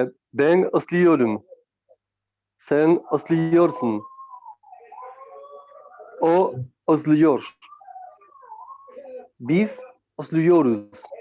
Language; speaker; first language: Turkish; non-native, learner; Spanish